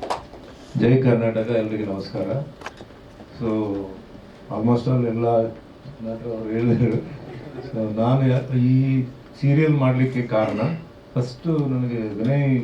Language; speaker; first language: Kannada; non-native, local second language; Tulu